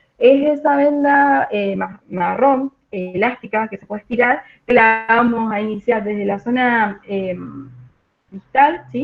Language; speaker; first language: Spanish; native; Spanish